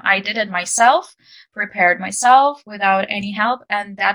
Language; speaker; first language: English; non-native, fluent; Ukrainian